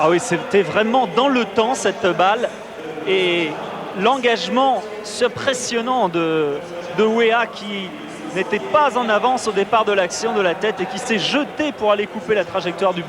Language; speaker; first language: French; native; French